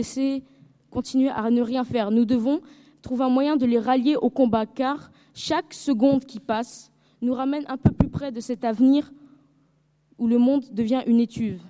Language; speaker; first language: French; early bilingual, heritage; French